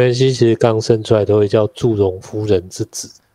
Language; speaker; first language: Chinese; native; Chinese